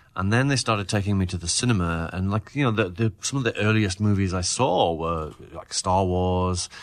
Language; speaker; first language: English; native; English